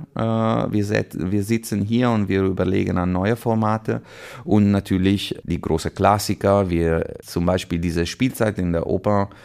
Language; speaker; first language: German; non-native, fluent; Italian